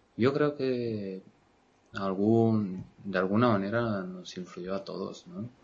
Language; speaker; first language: Spanish; non-native, fluent; Romanian